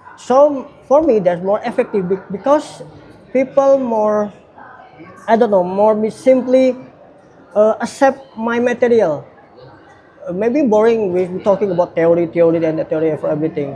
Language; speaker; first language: English; non-native, learner; Indonesian